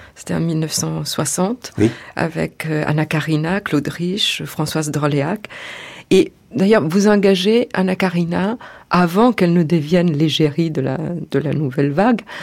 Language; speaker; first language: French; native; French